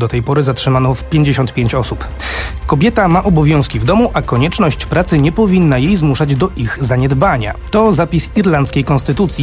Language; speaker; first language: Polish; native; Polish